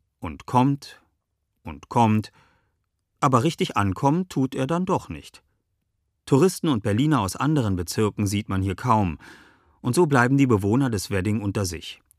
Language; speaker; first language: German; native; German